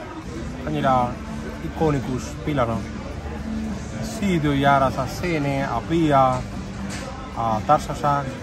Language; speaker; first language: Hungarian; non-native, learner; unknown